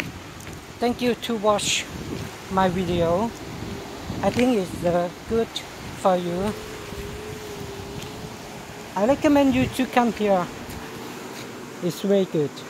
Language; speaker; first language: English; non-native, learner; Thai